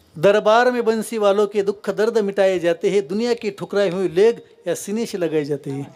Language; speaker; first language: Hindi; non-native, local second language; Marathi